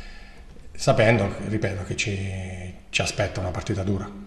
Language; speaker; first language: Italian; native; Italian